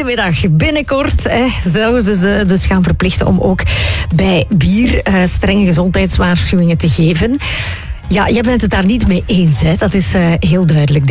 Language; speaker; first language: Dutch; native; Dutch